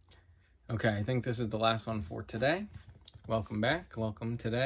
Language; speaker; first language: English; native; English